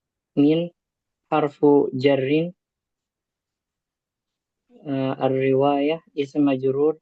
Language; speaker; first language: Arabic; non-native, learner; Indonesian